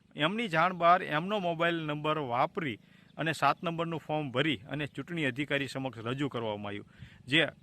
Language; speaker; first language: Gujarati; native; Gujarati